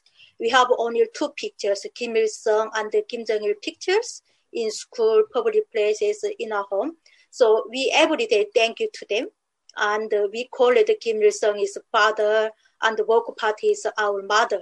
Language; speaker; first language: English; non-native, learner; Korean